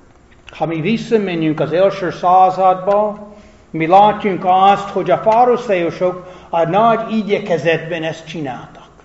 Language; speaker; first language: Hungarian; non-native, fluent; English